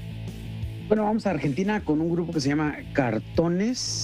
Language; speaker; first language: Spanish; early bilingual, heritage; Spanish